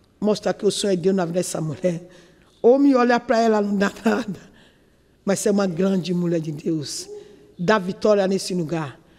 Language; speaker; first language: Portuguese; non-native, learner; Yoruba